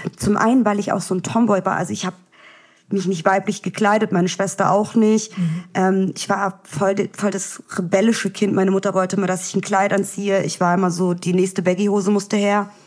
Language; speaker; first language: German; early bilingual, other home language; Russian